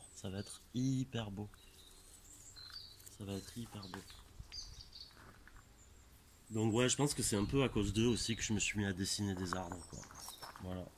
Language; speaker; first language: French; native; French